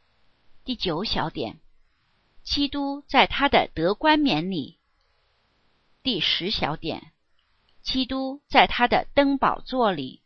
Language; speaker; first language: Chinese; native; Chinese